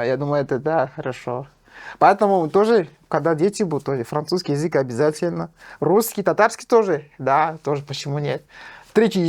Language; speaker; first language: Russian; non-native, fluent; French